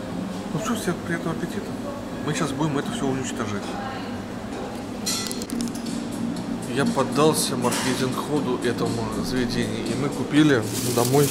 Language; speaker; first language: Russian; native; Russian